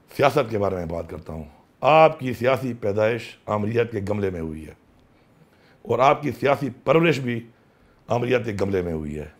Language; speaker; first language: Urdu; non-native, local second language; Pashto